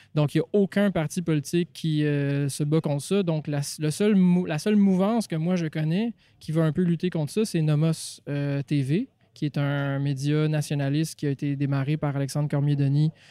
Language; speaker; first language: French; native; French